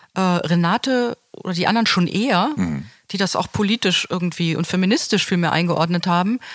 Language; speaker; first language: German; native; German